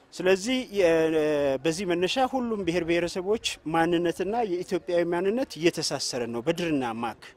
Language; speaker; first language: Amharic; non-native, local second language; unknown